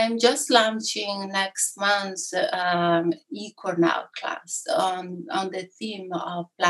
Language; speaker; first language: English; non-native, fluent; Italian